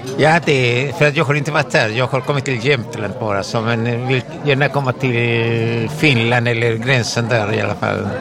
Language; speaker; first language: Swedish; non-native, fluent; Spanish